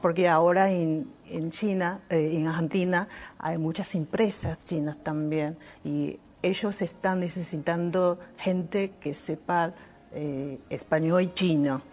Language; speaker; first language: Spanish; non-native, learner; Chinese